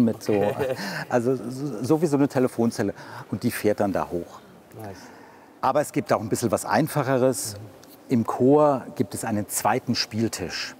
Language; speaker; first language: German; native; German